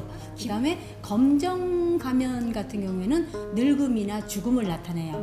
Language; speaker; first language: Korean; native; Korean